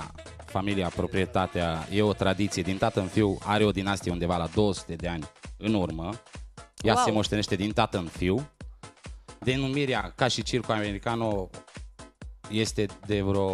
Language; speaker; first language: Romanian; native; Romanian